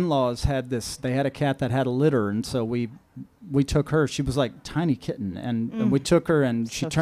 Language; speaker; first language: English; native; English